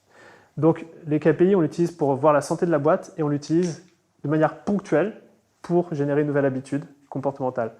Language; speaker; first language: French; native; French